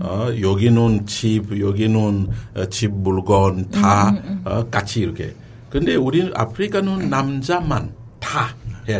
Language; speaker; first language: Korean; non-native, learner; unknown